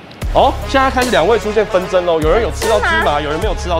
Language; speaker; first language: Chinese; native; Chinese